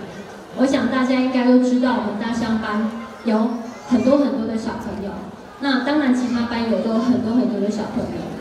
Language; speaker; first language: Chinese; native; Chinese